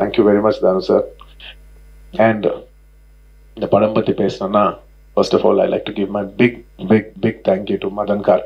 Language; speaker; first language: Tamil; non-native, local second language; Telugu